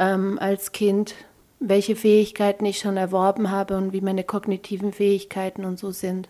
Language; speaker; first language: German; early bilingual, other home language; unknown